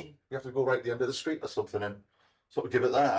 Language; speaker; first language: English; native; English